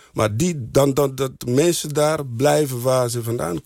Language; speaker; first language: Dutch; non-native, fluent; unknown